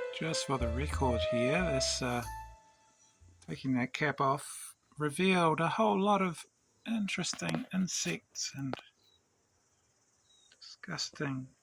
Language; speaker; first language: English; native; English